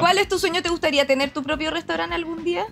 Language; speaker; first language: Spanish; native; Spanish